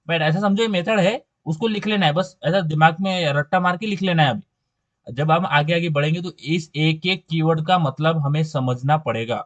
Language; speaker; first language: Hindi; non-native, local second language; Marathi